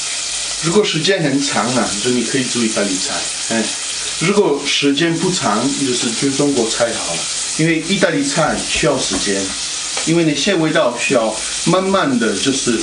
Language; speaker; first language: Chinese; non-native, fluent; Italian